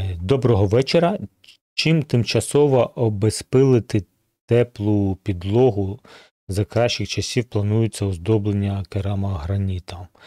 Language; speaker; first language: Ukrainian; non-native, local second language; Russian